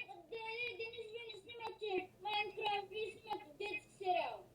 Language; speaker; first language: Bulgarian; native; Bulgarian